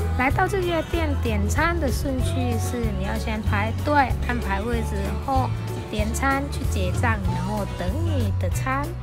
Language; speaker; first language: Chinese; non-native, fluent; Thai